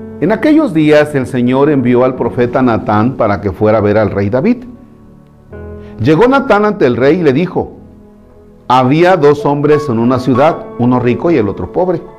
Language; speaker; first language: Spanish; native; Spanish